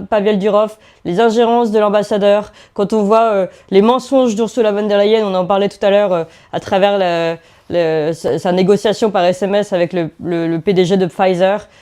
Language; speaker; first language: French; native; French